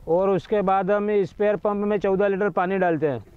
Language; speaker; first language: Hindi; native; Hindi